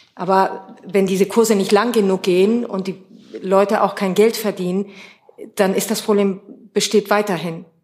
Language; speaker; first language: German; non-native, fluent; Spanish